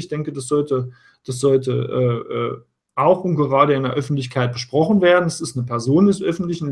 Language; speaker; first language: German; native; German